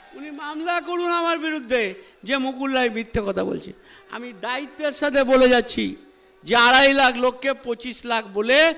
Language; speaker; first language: Bangla; native; Bangla